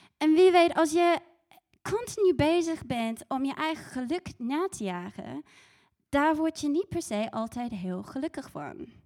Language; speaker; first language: Dutch; non-native, fluent; English